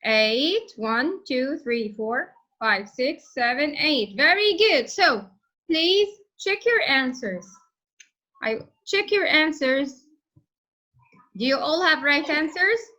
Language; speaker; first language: English; non-native, fluent; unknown